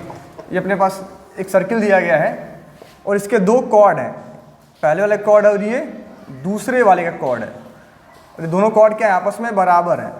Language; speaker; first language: Hindi; native; Hindi